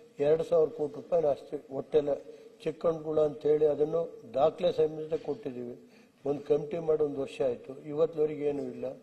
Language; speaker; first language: Kannada; native; Kannada